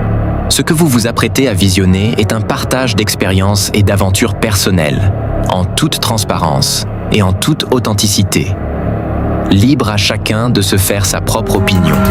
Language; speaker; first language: French; native; French